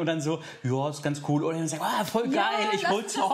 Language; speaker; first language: German; native; German